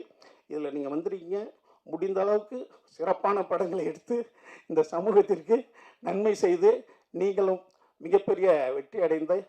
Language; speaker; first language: Tamil; native; Tamil